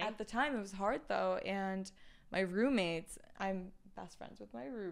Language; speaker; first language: English; non-native, fluent; Chinese